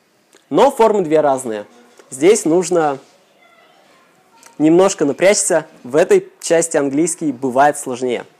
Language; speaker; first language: Russian; native; Russian